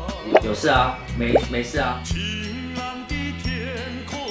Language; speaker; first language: Chinese; native; Chinese